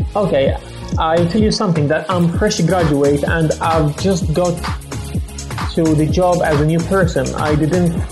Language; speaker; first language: English; non-native, fluent; Arabic